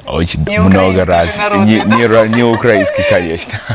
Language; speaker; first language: Russian; non-native, learner; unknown